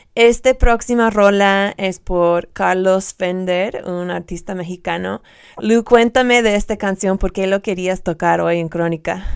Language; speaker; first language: Spanish; non-native, fluent; English